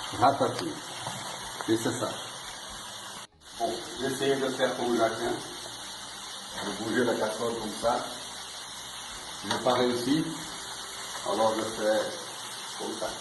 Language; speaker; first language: French; non-native, learner; Portuguese